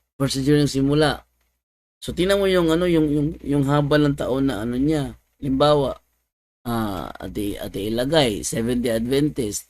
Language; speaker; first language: Filipino; non-native, local second language; Cebuano